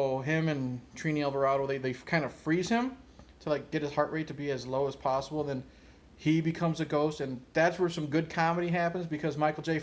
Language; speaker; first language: English; native; English